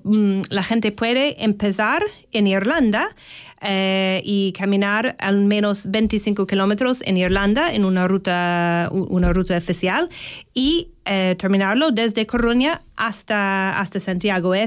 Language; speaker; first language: Spanish; non-native, fluent; English